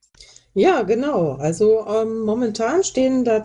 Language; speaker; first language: German; native; German